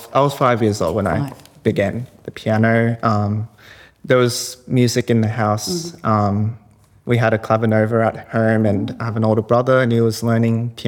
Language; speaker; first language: English; native; English